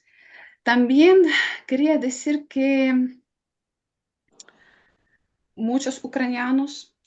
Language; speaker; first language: Spanish; non-native, fluent; Ukrainian